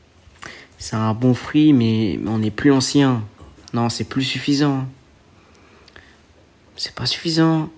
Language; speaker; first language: French; native; French